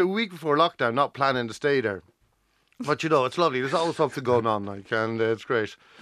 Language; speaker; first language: English; native; English